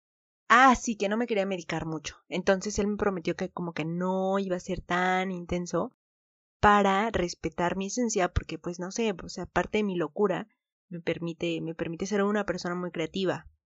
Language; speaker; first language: Spanish; native; Spanish